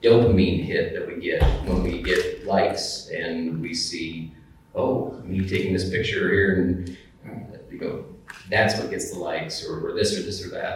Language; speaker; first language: English; native; English